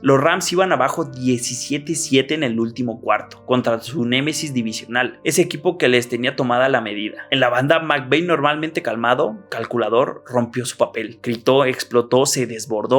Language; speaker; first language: Spanish; native; Spanish